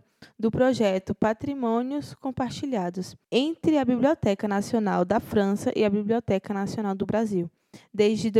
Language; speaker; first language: Portuguese; native; Portuguese